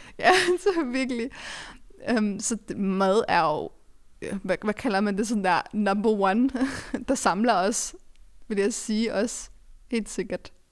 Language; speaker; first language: Danish; early bilingual, other home language; Arabic